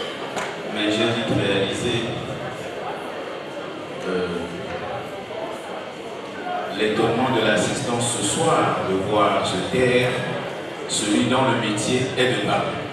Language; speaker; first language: French; non-native, local second language; Lingala